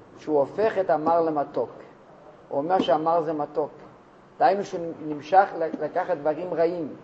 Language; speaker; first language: Hebrew; non-native, fluent; Russian